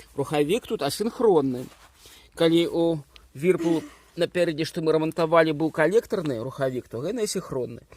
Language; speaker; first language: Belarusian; native; Belarusian